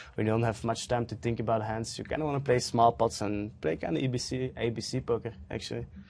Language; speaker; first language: English; non-native, fluent; Dutch